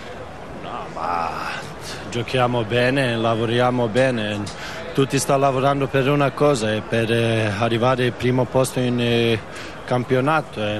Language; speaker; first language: Italian; non-native, learner; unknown